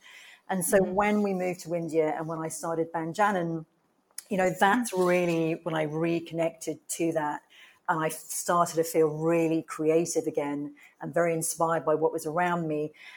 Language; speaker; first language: English; native; English